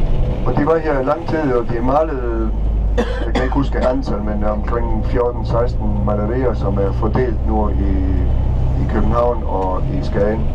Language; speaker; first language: Danish; non-native, fluent; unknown